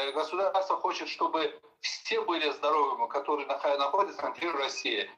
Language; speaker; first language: Russian; non-native, local second language; Azerbaijani